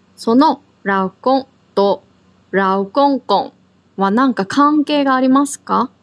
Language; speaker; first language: Japanese; non-native, fluent; Korean